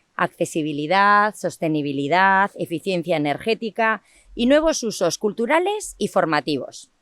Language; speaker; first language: Spanish; non-native, local second language; Basque